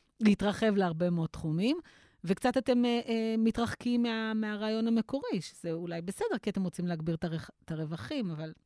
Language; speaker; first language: Hebrew; native; Hebrew